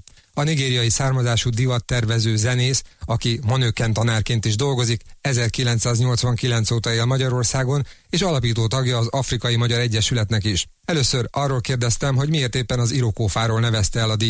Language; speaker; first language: Hungarian; native; Hungarian